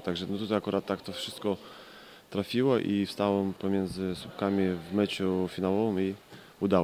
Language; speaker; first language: Polish; non-native, fluent; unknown